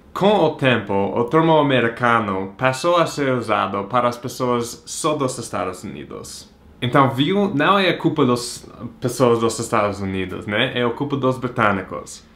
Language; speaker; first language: Portuguese; non-native, fluent; English